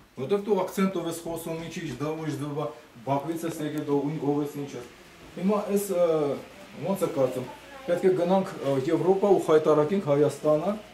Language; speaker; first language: Armenian; early bilingual, heritage; Armenian